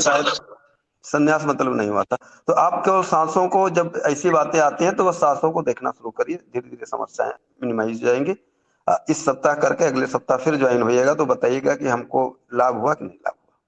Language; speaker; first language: Hindi; native; Hindi